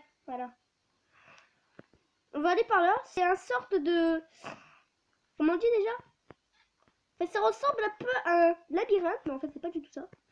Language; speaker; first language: French; native; French